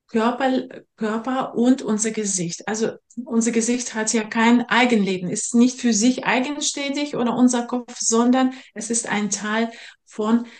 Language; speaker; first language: German; non-native, fluent; Russian